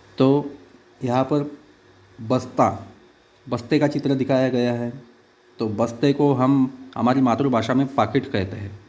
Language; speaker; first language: Hindi; non-native, local second language; Marathi